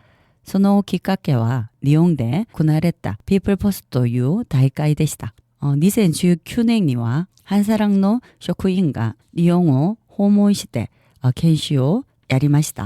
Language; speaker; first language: Japanese; non-native, learner; Korean